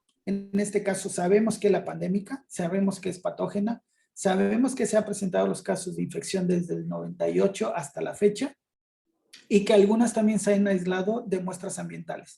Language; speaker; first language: Spanish; native; Spanish